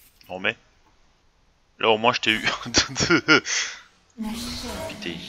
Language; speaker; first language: French; native; French